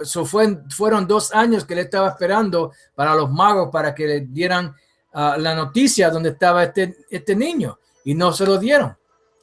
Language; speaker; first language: Spanish; early bilingual, heritage; English